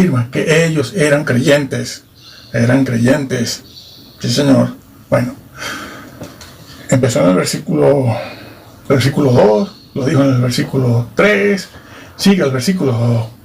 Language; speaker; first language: Spanish; native; Spanish